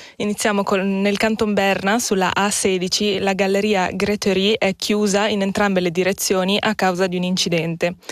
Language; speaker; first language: Italian; native; Italian